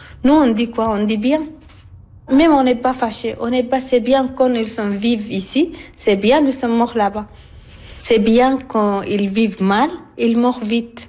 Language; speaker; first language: French; non-native, learner; Arabic